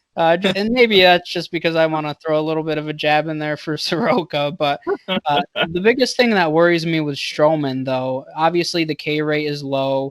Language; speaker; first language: English; native; English